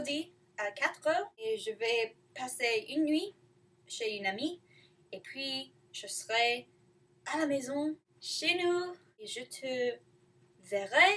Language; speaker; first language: French; non-native, learner; English